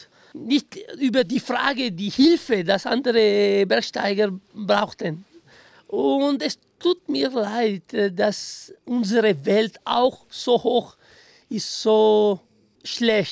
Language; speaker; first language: German; non-native, fluent; Italian